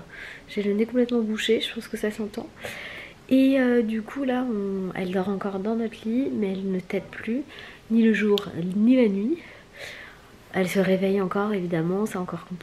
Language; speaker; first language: French; native; French